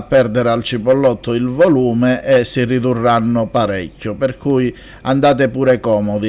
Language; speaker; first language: Italian; native; Italian